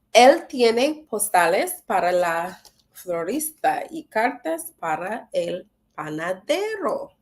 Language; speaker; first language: Spanish; non-native, learner; English